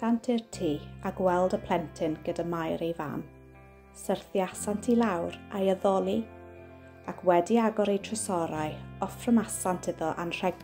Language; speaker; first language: Welsh; native; Welsh